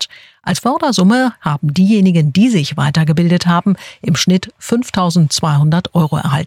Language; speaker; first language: German; native; German